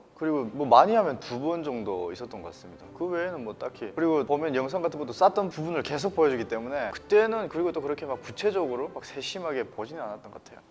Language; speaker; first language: Korean; native; Korean